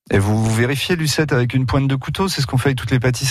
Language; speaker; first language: French; native; French